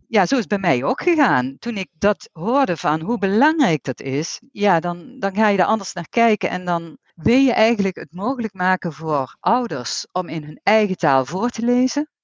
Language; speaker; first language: Dutch; native; Dutch